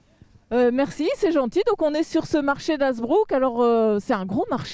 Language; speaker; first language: French; native; French